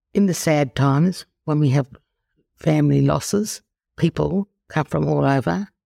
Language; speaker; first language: English; native; English